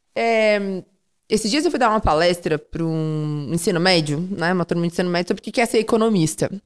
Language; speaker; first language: Portuguese; native; Portuguese